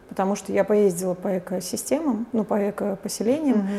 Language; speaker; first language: Russian; native; Russian